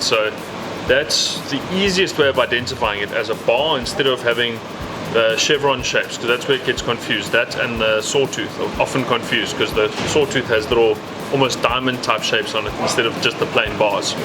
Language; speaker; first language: English; native; English